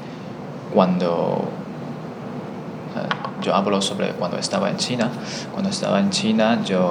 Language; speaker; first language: Spanish; non-native, learner; Chinese